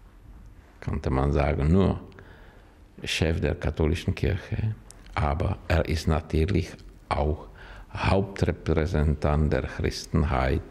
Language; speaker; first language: German; non-native, learner; Czech